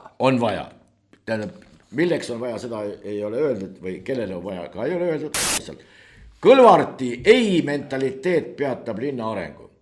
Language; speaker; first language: Estonian; native; Estonian